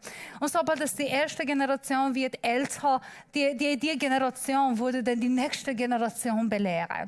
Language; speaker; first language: German; non-native, learner; Persian